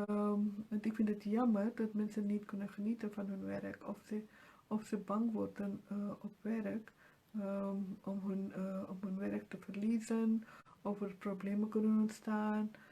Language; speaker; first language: Dutch; non-native, fluent; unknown